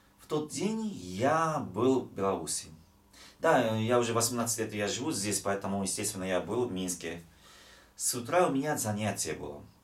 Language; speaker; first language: Russian; non-native, fluent; Japanese